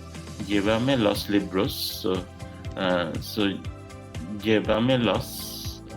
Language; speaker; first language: Spanish; non-native, learner; English